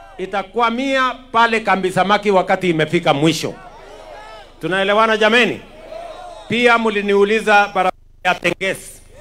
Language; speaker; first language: Swahili; non-native, local second language; Kalenjin